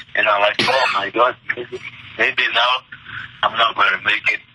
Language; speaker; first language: English; non-native, fluent; Portuguese